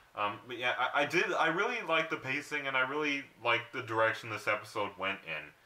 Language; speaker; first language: English; native; English